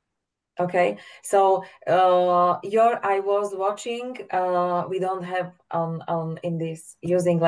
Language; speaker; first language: English; non-native, fluent; Slovak